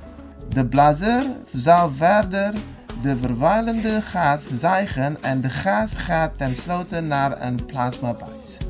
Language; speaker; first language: Dutch; non-native, fluent; Indonesian